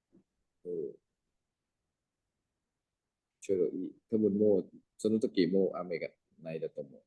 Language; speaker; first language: Japanese; non-native, fluent; Thai